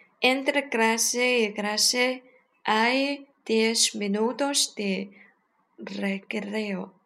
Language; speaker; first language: Spanish; non-native, learner; Chinese